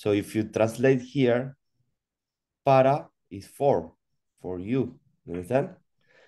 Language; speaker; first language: English; non-native, learner; Spanish